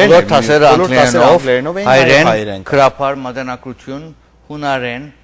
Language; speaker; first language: Armenian; early bilingual, heritage; Armenian